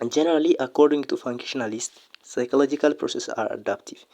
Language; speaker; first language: English; non-native, local second language; Amharic